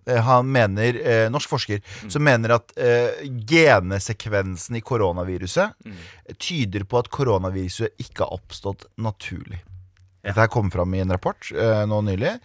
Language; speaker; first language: Norwegian; early bilingual, other home language; Kurdish